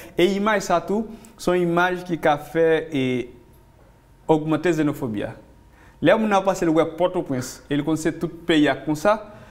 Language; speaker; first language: French; non-native, local second language; Haitian Creole